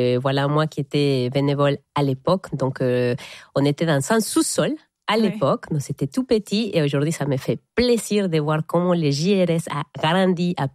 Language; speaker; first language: French; non-native, fluent; Spanish